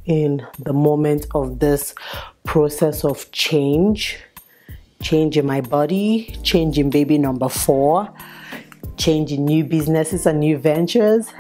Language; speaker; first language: English; non-native, local second language; Igbo